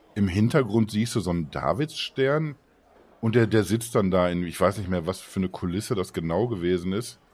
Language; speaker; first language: German; native; German